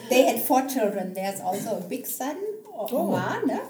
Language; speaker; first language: English; non-native, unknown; German